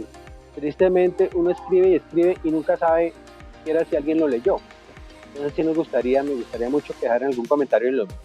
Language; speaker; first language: Spanish; native; Spanish